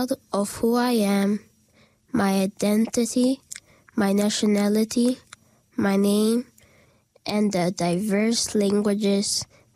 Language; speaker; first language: English; native; English